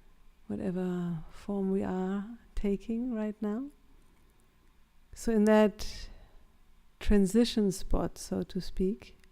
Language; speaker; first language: English; non-native, fluent; German